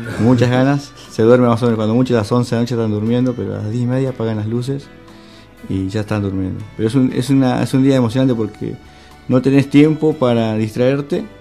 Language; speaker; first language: Spanish; native; Spanish